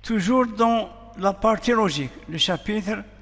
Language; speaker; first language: French; non-native, local second language; Arabic